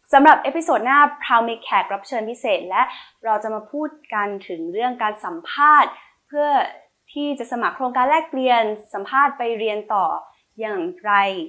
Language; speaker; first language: Thai; native; Thai